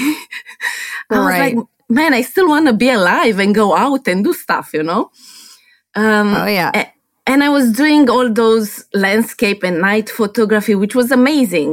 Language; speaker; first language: English; non-native, fluent; Romanian